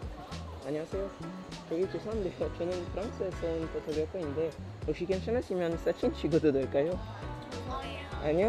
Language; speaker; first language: Korean; non-native, fluent; French